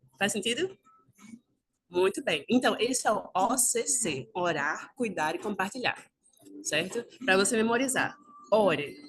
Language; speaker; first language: Portuguese; native; Portuguese